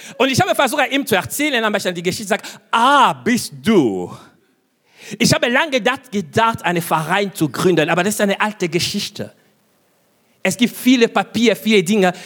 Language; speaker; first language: German; non-native, fluent; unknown